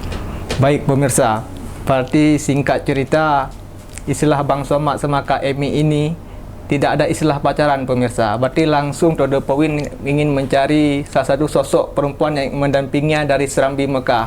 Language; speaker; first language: Indonesian; native; Indonesian